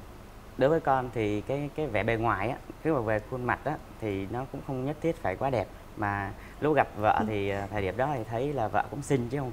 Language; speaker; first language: Vietnamese; native; Vietnamese